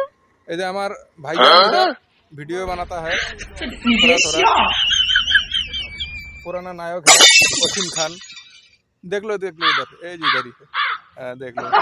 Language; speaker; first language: Hindi; non-native, local second language; Bangla